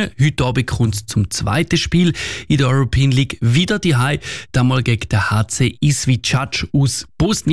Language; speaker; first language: German; native; German